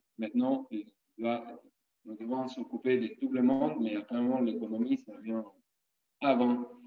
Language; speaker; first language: French; non-native, fluent; Italian